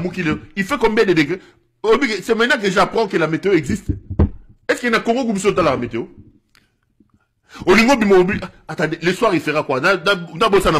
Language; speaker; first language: French; non-native, local second language; Lingala